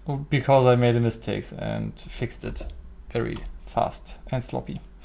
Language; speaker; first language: English; non-native, fluent; German